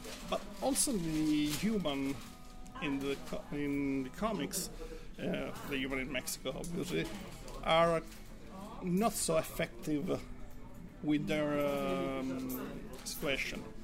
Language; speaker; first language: English; non-native, learner; Italian